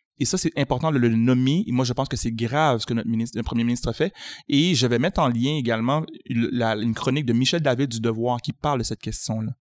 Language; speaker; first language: French; native; French